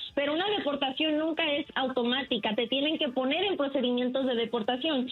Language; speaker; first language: Spanish; early bilingual, heritage; Spanish